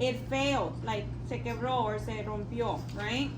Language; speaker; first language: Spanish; early bilingual, heritage; Spanish